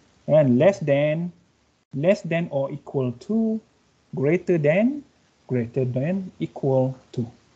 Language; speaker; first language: English; non-native, local second language; Malay